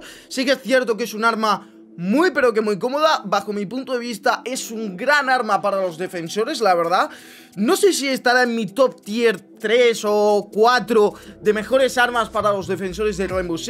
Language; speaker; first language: Spanish; native; Spanish